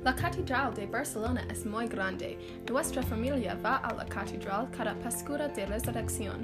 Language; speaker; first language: Spanish; non-native, learner; English